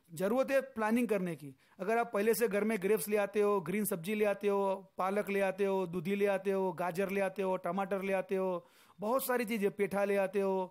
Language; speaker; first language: Hindi; non-native, local second language; Gujarati